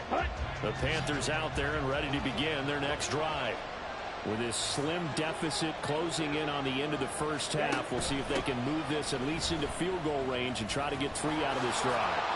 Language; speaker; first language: English; native; English